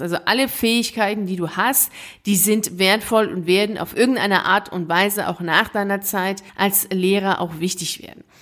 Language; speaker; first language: German; native; German